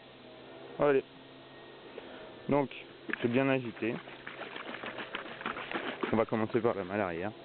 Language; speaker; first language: French; native; French